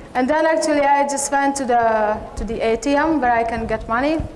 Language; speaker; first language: English; non-native, learner; Hungarian